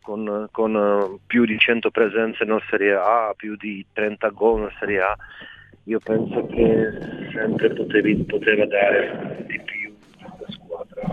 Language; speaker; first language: Italian; non-native, fluent; Czech